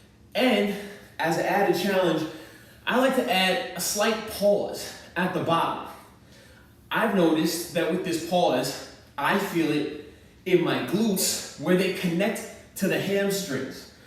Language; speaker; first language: English; native; English